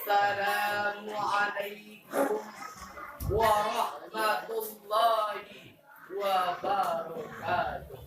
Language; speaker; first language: Arabic; non-native, learner; Indonesian